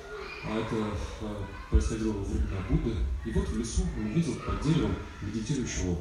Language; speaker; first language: Russian; native; Russian